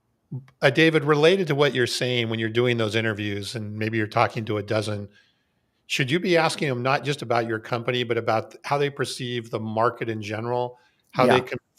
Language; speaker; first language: English; native; English